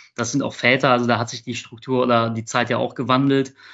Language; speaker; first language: German; native; German